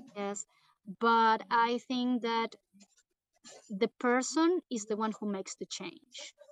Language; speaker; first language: English; non-native, fluent; Portuguese